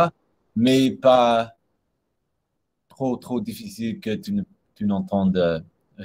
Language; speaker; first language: French; non-native, learner; English